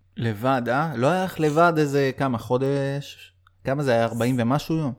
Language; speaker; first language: Hebrew; native; Hebrew